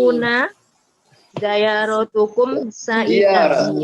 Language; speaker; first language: Arabic; non-native, learner; Indonesian